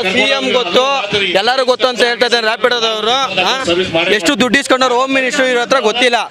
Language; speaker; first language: Kannada; native; Kannada